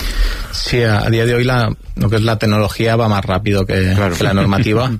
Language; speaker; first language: Spanish; native; Spanish